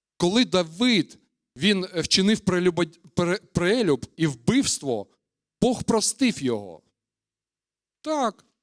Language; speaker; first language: Ukrainian; non-native, local second language; Russian